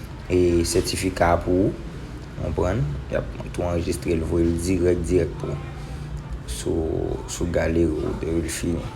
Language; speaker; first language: French; non-native, local second language; Haitian Creole